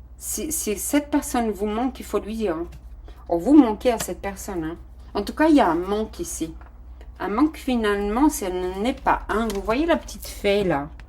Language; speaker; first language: French; non-native, fluent; Portuguese